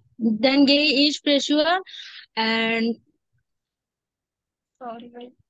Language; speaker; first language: German; non-native, learner; Bangla